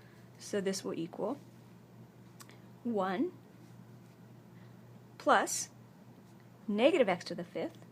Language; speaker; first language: English; native; English